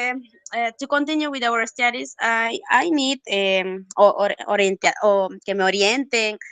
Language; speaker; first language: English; non-native, learner; Spanish